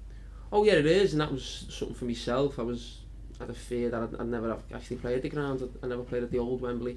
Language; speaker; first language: English; native; English